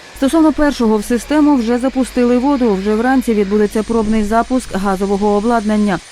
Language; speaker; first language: Ukrainian; native; Ukrainian